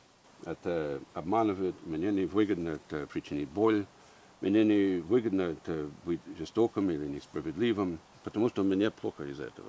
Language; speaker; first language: Russian; early bilingual, heritage; English